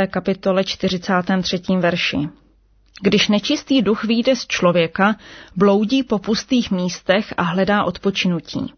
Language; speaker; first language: Czech; native; Czech